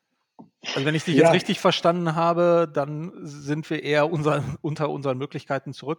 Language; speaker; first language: German; native; German